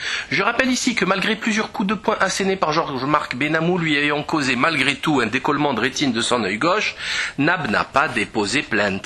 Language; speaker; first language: French; native; French